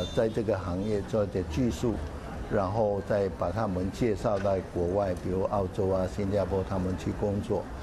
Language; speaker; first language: Chinese; early bilingual, heritage; Chinese